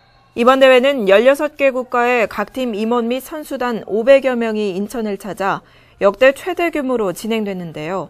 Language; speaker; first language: Korean; native; Korean